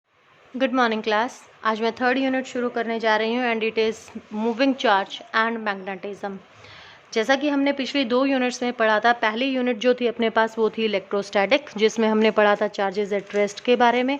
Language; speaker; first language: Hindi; native; Hindi